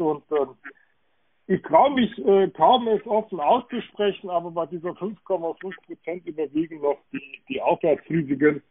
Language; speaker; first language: German; native; German